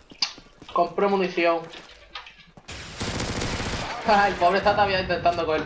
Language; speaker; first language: Spanish; native; Spanish